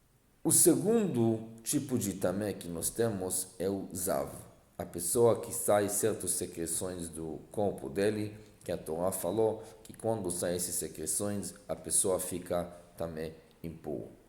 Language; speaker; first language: Portuguese; non-native, fluent; Hebrew